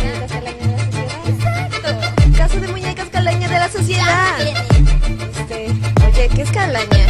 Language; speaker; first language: Spanish; native; Spanish